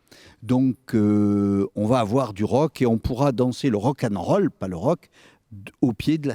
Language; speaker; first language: French; native; French